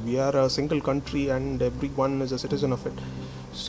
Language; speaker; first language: English; non-native, local second language; Tamil